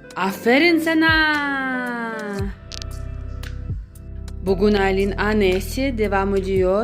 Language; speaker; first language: Turkish; non-native, learner; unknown